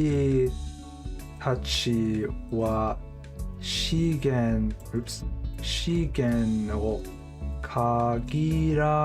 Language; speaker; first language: Japanese; non-native, learner; English